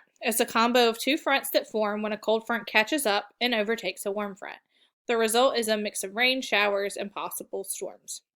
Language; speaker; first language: English; native; English